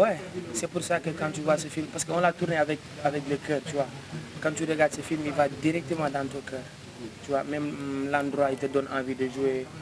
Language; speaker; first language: French; non-native, local second language; Wolof